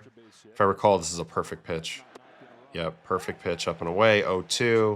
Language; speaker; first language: English; native; English